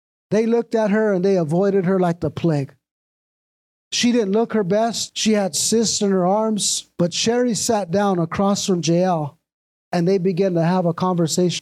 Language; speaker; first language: English; native; English